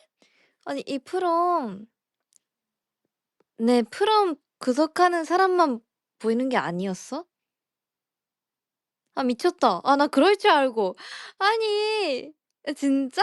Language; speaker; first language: Korean; non-native, fluent; Japanese